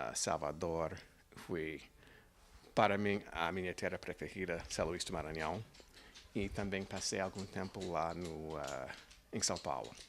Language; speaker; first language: Portuguese; non-native, fluent; English